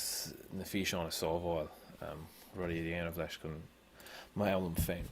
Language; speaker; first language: Irish; non-native, local second language; English